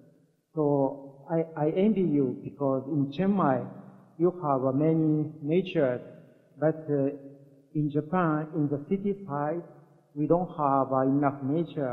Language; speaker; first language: English; non-native, learner; Japanese